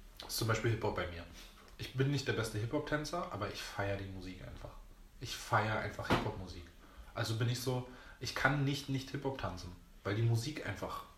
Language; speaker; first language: German; early bilingual, other home language; Greek